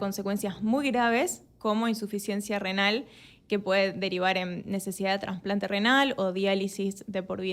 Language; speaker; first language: Spanish; native; Spanish